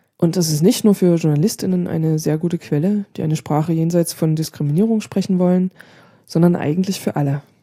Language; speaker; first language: German; native; German